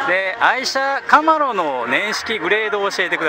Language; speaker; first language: Japanese; native; Japanese